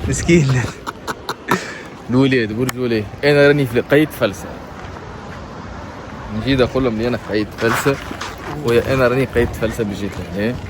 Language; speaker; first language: Arabic; native; Arabic